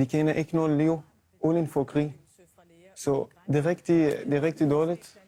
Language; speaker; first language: Danish; non-native, learner; Arabic